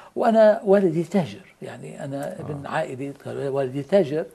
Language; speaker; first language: Arabic; native; Arabic